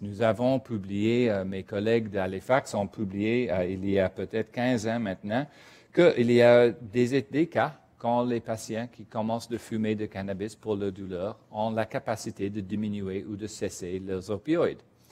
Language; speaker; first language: French; non-native, fluent; English